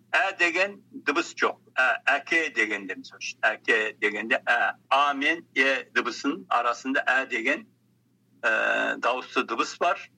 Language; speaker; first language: Kazakh; early bilingual, heritage; Kazakh